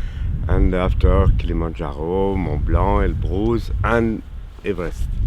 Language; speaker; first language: English; non-native, learner; French